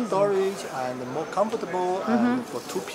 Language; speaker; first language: English; non-native, learner; Chinese